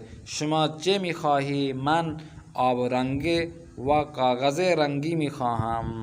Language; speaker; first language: Persian; non-native, fluent; Urdu